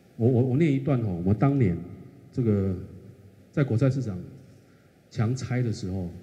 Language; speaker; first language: Chinese; native; Chinese